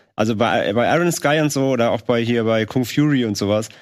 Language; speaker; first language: German; native; German